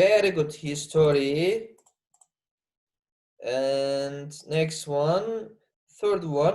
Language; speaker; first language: English; non-native, fluent; Turkish